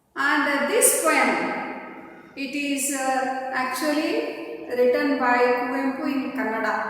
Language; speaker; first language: English; non-native, local second language; Kannada